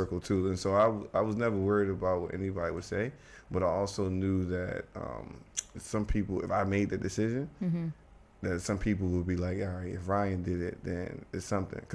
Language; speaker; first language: English; native; English